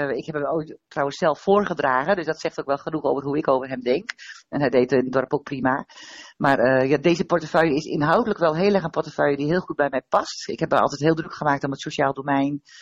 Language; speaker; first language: Dutch; native; Dutch